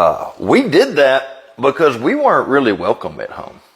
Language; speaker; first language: English; native; English